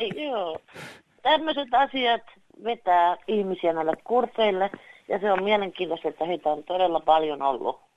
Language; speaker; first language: Finnish; native; Finnish